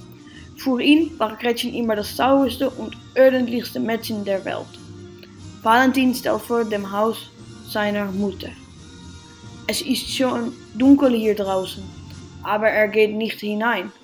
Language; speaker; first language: German; non-native, learner; Dutch